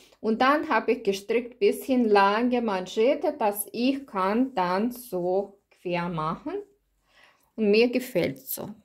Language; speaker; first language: German; non-native, learner; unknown